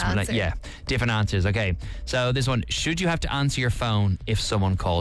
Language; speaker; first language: English; native; English